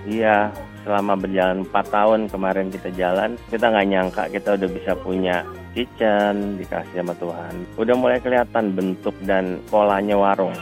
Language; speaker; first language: Indonesian; native; Indonesian